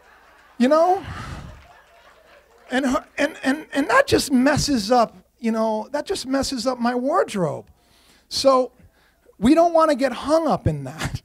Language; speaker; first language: English; native; English